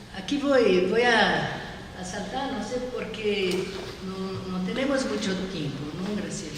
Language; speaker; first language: Spanish; non-native, learner; Portuguese